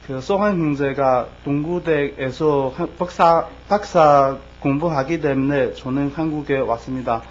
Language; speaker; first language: Korean; non-native, learner; Chinese